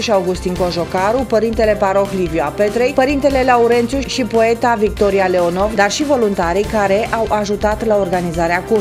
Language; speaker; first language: Romanian; native; Romanian